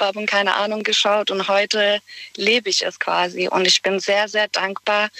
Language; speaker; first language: German; non-native, fluent; Bosnian